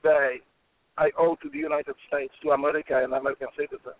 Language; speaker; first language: English; non-native, fluent; Polish